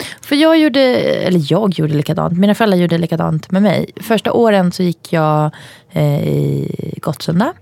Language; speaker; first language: Swedish; native; Swedish